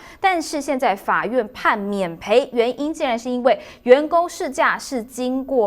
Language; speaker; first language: Chinese; native; Chinese